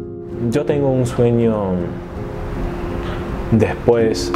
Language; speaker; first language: Spanish; non-native, fluent; Arabic